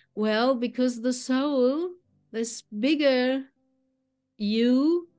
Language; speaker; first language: English; non-native, fluent; German